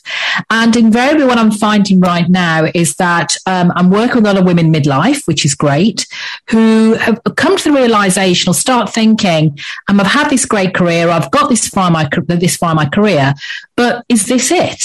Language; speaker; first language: English; native; English